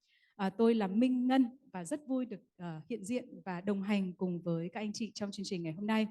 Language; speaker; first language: Vietnamese; native; Vietnamese